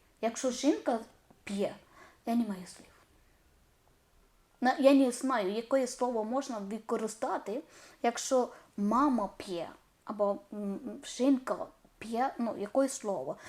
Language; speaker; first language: Ukrainian; non-native, learner; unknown